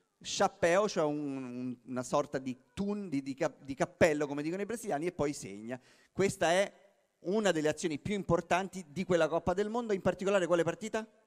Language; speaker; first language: Italian; native; Italian